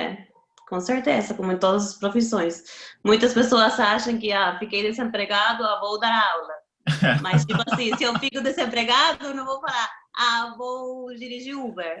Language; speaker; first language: Portuguese; non-native, fluent; Spanish